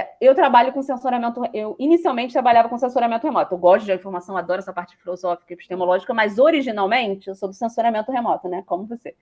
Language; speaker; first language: Portuguese; native; Portuguese